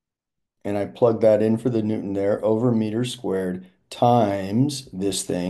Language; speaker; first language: English; native; English